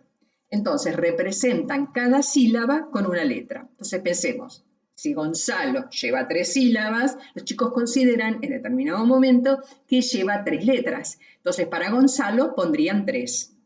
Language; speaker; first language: Spanish; native; Spanish